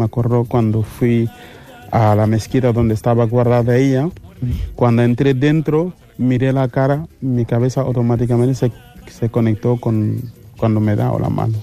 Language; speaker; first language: Spanish; non-native, fluent; Wolof